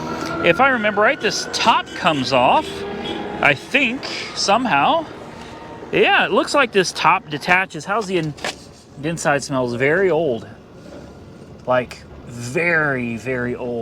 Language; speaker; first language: English; native; English